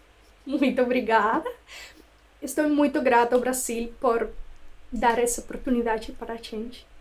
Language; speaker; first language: Portuguese; non-native, fluent; Spanish